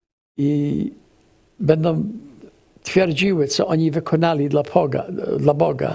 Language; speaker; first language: Polish; early bilingual, heritage; English